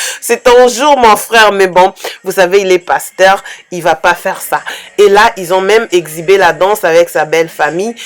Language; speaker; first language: French; non-native, local second language; Lingala